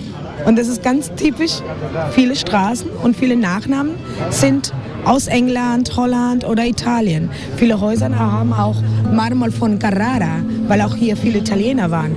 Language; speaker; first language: German; non-native, fluent; Spanish